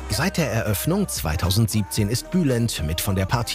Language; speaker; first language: German; native; German